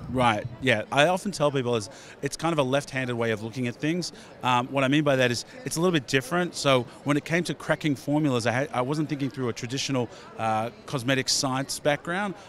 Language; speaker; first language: English; native; English